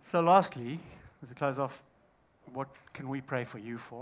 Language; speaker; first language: English; native; English